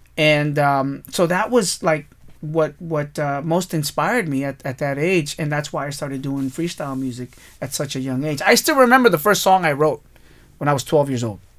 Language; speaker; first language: English; early bilingual, other home language; Spanish